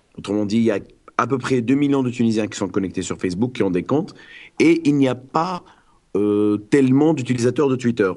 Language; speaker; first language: French; non-native, local second language; Arabic